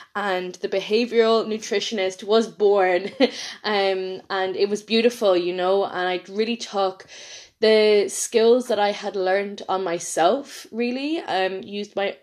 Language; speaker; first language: English; native; English